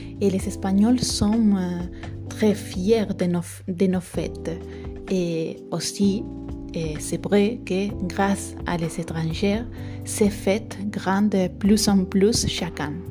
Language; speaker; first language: French; non-native, learner; Spanish